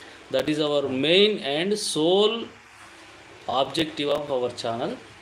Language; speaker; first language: English; non-native, local second language; Telugu